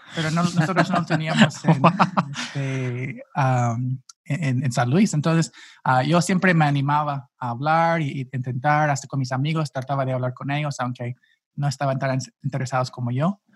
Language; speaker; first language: Spanish; non-native, fluent; English